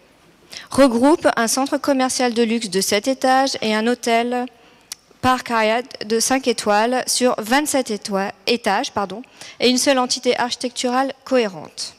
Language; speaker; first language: French; native; French